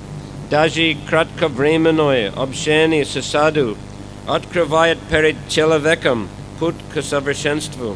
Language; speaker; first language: Russian; non-native, fluent; English